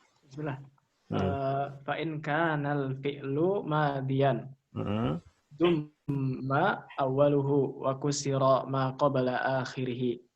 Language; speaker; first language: Arabic; non-native, learner; Indonesian